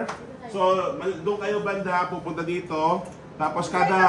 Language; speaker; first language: Filipino; native; Filipino